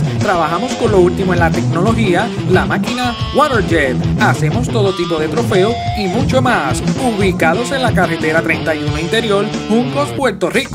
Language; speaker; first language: Spanish; native; Spanish